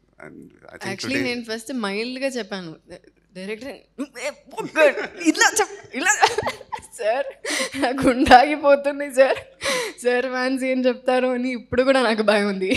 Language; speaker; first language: Telugu; non-native, fluent; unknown